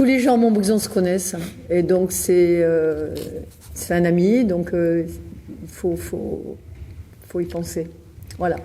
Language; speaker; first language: French; native; French